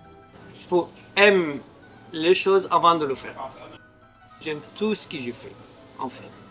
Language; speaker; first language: French; non-native, fluent; Arabic